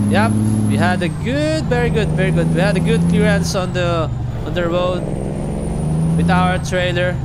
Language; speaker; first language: English; non-native, local second language; Filipino